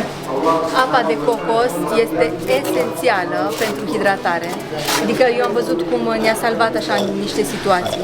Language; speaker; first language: Romanian; native; Romanian